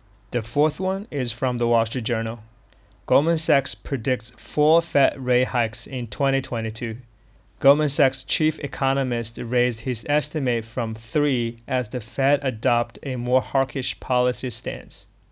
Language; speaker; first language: English; non-native, fluent; Chinese